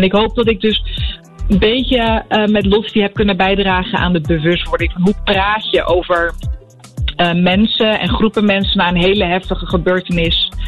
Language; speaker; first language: Dutch; early bilingual, other home language; Arabic